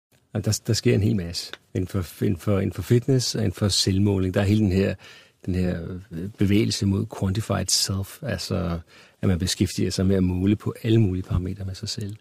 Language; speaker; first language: Danish; native; Danish